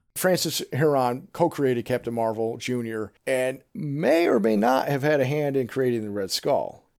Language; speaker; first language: English; native; English